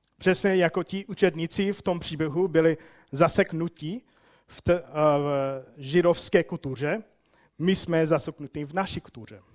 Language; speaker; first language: Czech; non-native, fluent; English